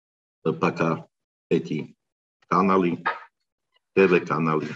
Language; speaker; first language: Russian; non-native, learner; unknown